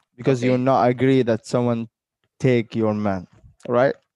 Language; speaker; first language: English; non-native, fluent; Arabic